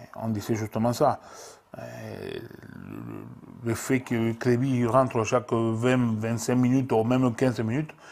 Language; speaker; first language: French; non-native, fluent; Spanish